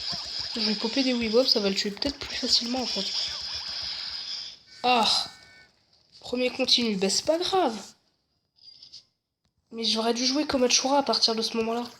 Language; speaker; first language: French; native; French